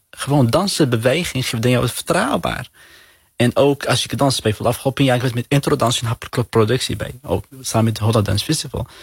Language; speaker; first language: Dutch; non-native, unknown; Arabic